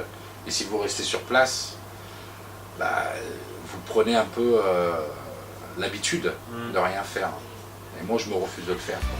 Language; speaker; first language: French; native; French